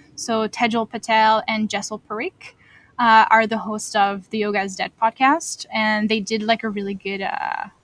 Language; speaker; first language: English; non-native, fluent; French